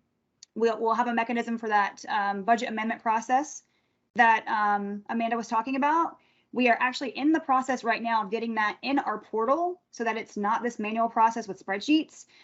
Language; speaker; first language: English; native; English